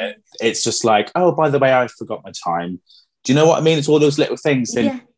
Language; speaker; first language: English; native; English